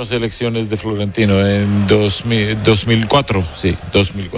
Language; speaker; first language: Spanish; non-native, learner; Georgian